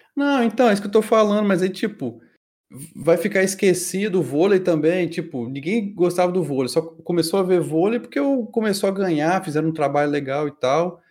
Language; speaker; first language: Portuguese; native; Portuguese